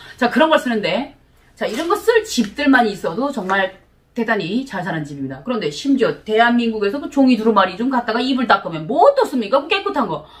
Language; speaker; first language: Korean; native; Korean